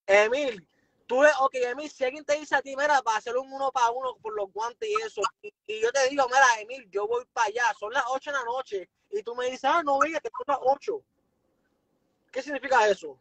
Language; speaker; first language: Spanish; native; Spanish